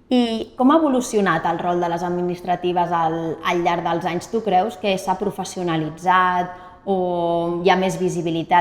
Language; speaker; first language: Catalan; native; Catalan